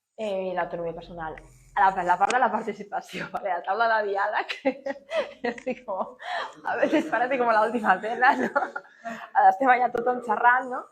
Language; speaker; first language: Catalan; non-native, local second language; Spanish